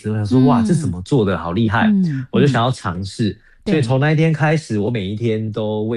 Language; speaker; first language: Chinese; native; Chinese